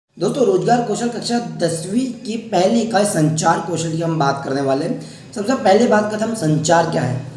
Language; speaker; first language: Hindi; native; Hindi